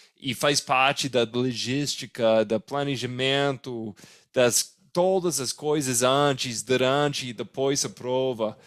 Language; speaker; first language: Portuguese; non-native, fluent; English